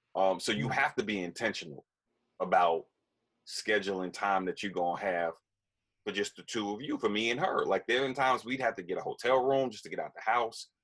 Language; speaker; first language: English; native; English